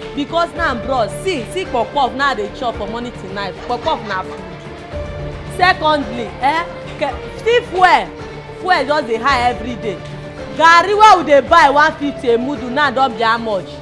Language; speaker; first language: Nigerian Pidgin; non-native, local second language; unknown